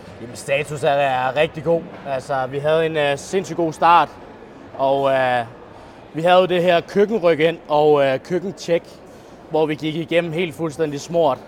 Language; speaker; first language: Danish; native; Danish